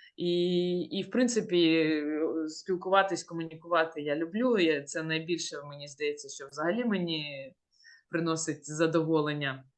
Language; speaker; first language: Ukrainian; native; Ukrainian